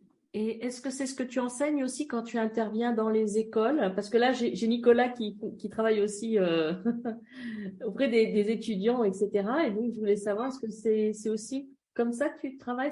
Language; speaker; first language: French; native; French